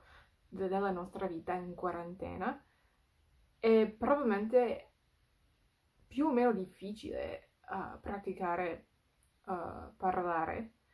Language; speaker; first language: Italian; non-native, fluent; English